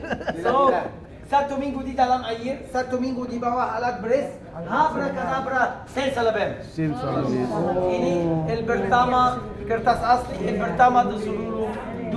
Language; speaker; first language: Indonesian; non-native, learner; Arabic